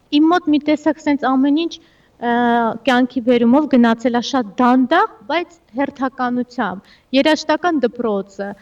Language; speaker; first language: Armenian; early bilingual, heritage; Armenian